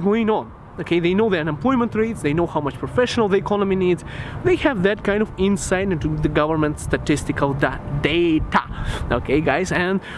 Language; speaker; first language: English; non-native, local second language; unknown